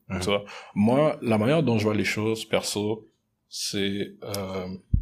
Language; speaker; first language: French; early bilingual, other home language; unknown